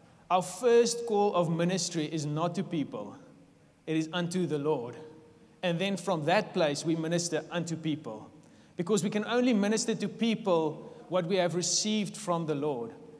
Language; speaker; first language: English; non-native, local second language; Afrikaans